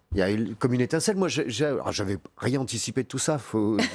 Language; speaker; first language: French; native; French